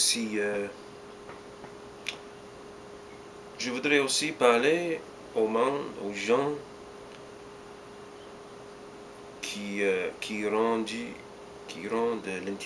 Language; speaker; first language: French; early bilingual, heritage; French